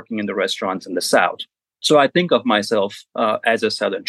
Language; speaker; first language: English; non-native, local second language; Gujarati